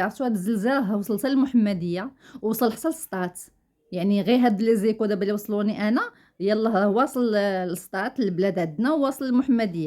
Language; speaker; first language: Arabic; native; Arabic